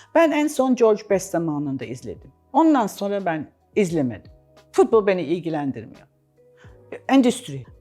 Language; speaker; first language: Turkish; non-native, fluent; English